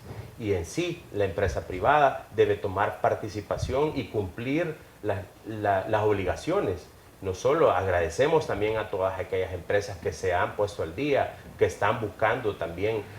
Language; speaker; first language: Spanish; native; Spanish